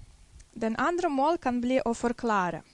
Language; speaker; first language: Norwegian; non-native, fluent; Dutch